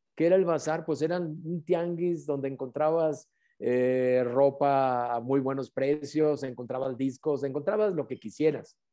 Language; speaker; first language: Spanish; native; Spanish